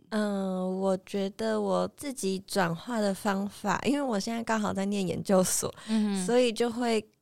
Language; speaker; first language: Chinese; native; Chinese